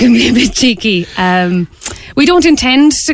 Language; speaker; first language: English; native; English